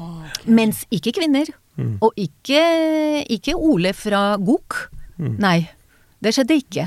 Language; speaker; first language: Norwegian; non-native, fluent; Hebrew